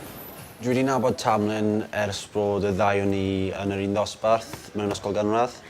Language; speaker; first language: Welsh; non-native, local second language; English